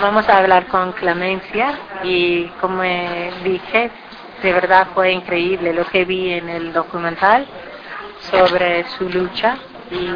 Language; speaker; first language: Spanish; non-native, fluent; English